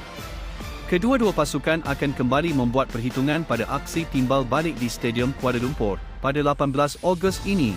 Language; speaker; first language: Malay; native; Malay